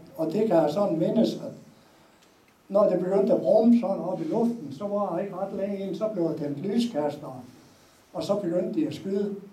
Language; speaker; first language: Danish; native; Danish